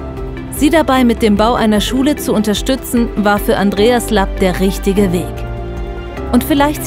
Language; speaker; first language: German; native; German